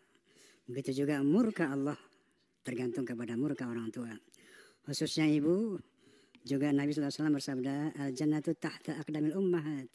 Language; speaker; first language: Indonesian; native; Indonesian